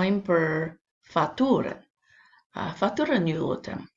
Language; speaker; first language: Albanian; non-native, learner; English